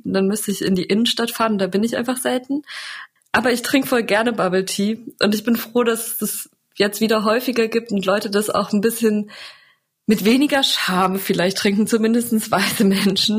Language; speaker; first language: German; native; German